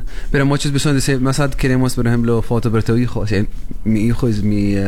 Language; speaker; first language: Spanish; non-native, learner; Arabic